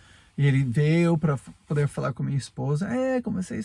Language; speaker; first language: Portuguese; non-native, fluent; English